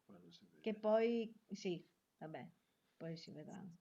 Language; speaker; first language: Italian; native; Italian